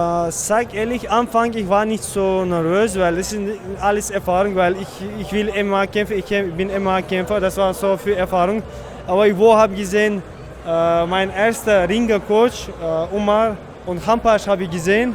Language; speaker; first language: German; non-native, fluent; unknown